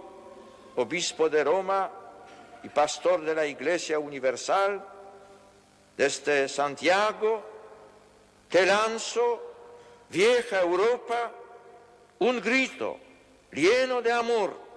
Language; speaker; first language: Spanish; non-native, fluent; Polish